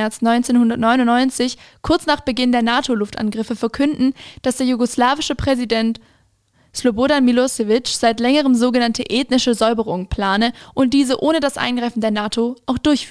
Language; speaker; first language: German; native; German